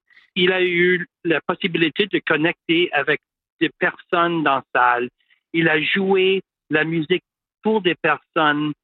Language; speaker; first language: French; non-native, local second language; English